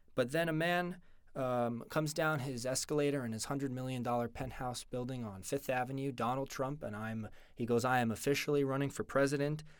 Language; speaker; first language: English; native; English